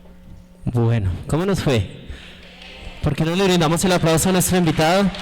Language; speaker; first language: Spanish; native; Spanish